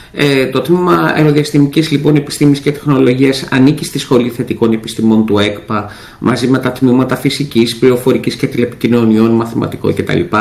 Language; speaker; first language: Greek; native; Greek